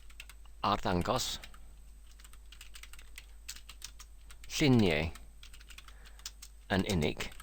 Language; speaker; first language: Welsh; non-native, learner; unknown